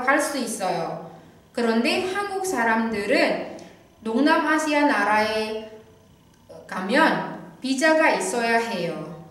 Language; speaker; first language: Korean; non-native, fluent; Indonesian